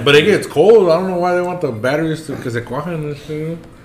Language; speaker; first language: English; early bilingual, other home language; Spanish